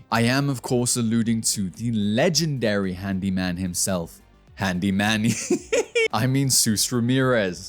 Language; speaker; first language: English; native; English